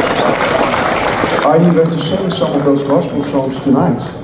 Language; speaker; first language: English; non-native, fluent; Dutch